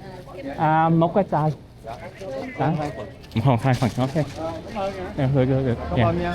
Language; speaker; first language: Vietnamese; non-native, learner; English